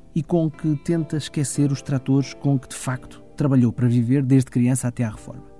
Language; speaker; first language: Portuguese; early bilingual, heritage; German